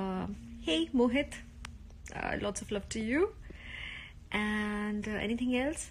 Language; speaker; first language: English; non-native, local second language; Hindi